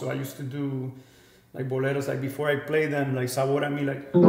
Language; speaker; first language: English; non-native, fluent; Spanish